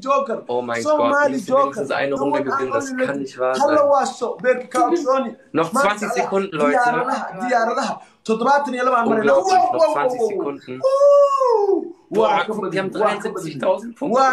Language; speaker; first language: German; early bilingual, other home language; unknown